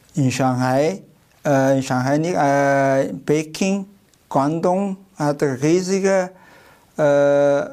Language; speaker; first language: German; non-native, fluent; Chinese